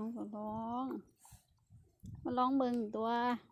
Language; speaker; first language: Thai; non-native, local second language; Lao